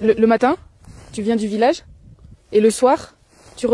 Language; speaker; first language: French; native; French